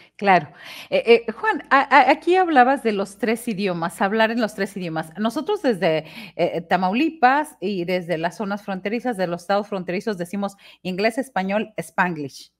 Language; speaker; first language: Spanish; native; Spanish